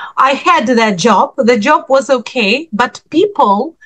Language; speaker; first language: English; non-native, fluent; Ukrainian